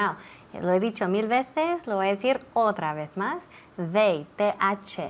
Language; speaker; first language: Spanish; non-native, fluent; English